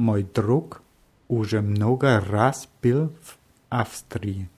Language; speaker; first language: Russian; non-native, learner; German